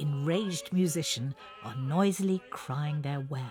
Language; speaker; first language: English; native; English